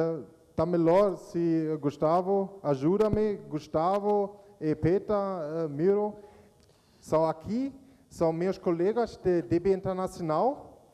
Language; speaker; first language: Portuguese; non-native, learner; German